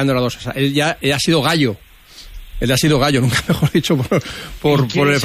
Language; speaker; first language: Spanish; native; Spanish